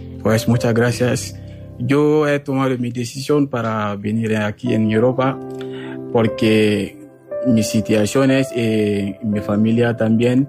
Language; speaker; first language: Spanish; non-native, learner; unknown